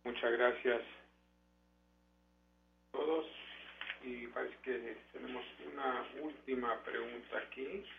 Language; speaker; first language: Spanish; early bilingual, heritage; Spanish